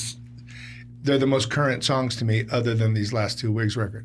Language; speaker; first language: English; native; English